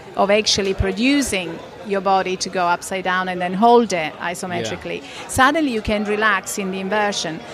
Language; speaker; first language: English; non-native, fluent; Italian